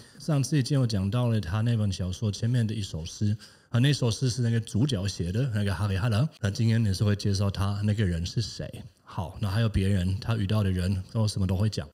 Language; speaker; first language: Chinese; non-native, fluent; German